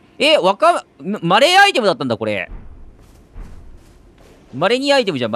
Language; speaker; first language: Japanese; native; Japanese